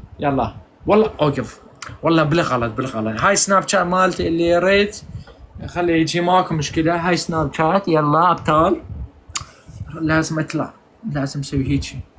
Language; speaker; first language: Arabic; non-native, local second language; Kurdish